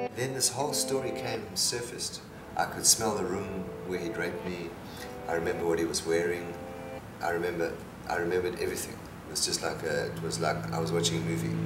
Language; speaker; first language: English; native; English